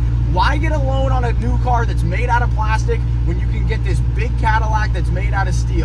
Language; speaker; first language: English; native; English